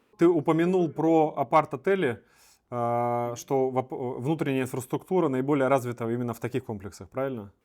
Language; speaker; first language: Russian; native; Russian